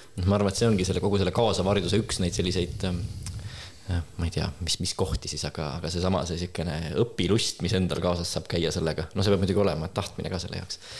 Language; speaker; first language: Estonian; native; Estonian